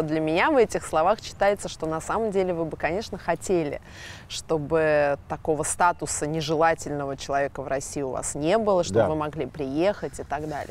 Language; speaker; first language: Russian; native; Russian